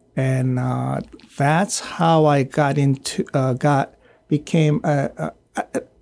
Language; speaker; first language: English; non-native, fluent; Korean